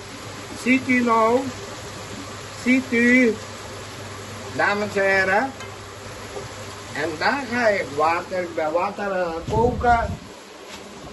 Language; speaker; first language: Dutch; non-native, local second language; Caribbean Hindustani